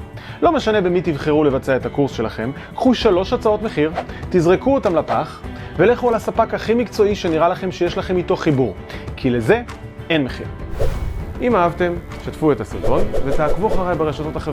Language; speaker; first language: Hebrew; native; Hebrew